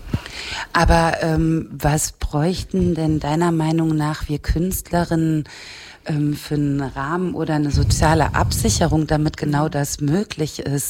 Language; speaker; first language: German; native; German